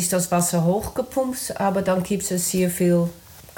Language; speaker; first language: German; non-native, learner; Dutch